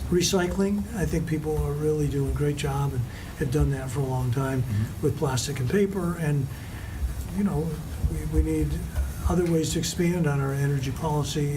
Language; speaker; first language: English; native; English